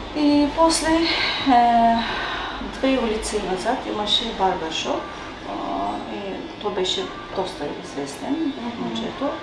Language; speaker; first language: Bulgarian; non-native, local second language; Turkish